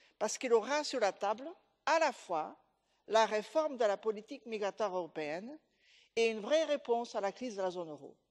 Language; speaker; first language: French; non-native, fluent; Portuguese